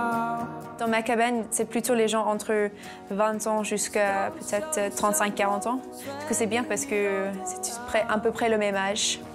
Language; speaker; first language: French; non-native, learner; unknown